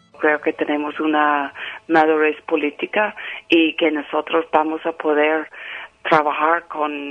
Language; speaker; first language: Spanish; non-native, fluent; English